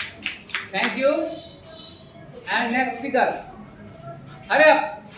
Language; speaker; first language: English; non-native, learner; Bangla